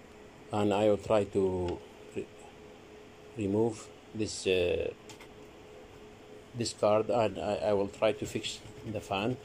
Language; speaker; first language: English; non-native, learner; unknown